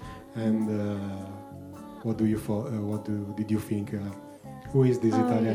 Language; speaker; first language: English; non-native, learner; Italian